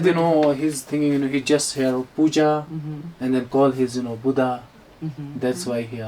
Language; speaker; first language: English; non-native, learner; Hindi